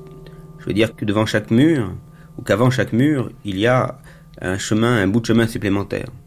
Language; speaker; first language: French; native; French